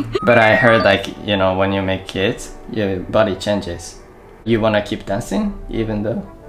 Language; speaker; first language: English; non-native, fluent; Japanese